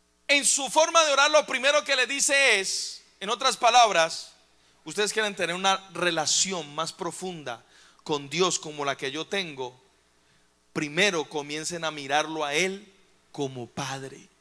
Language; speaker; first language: Spanish; native; Spanish